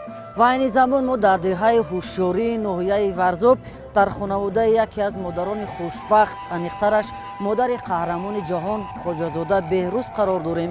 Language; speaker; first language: Persian; native; Persian